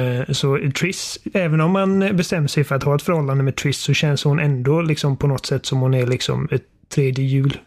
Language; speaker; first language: Swedish; native; Swedish